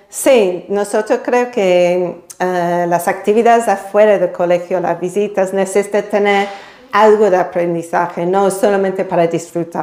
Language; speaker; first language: Spanish; non-native, fluent; English